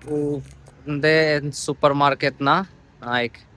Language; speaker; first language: Armenian; non-native, learner; Hindi